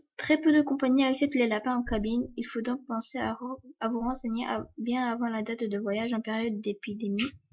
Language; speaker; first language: French; early bilingual, other home language; Polish